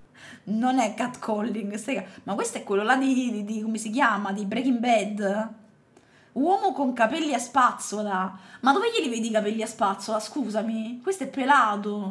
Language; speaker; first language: Italian; native; Italian